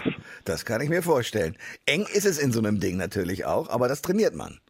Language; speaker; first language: German; native; German